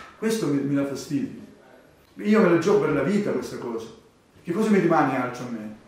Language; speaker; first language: Italian; native; Italian